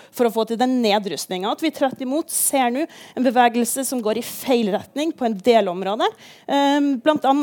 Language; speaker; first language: Norwegian; native; Norwegian